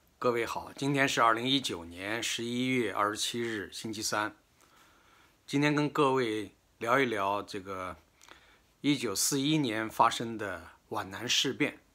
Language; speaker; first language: Chinese; native; Chinese